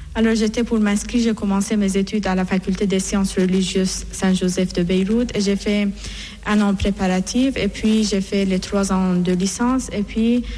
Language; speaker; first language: French; non-native, fluent; Persian